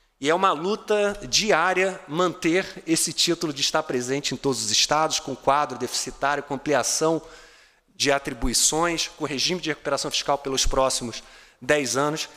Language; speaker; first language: Portuguese; native; Portuguese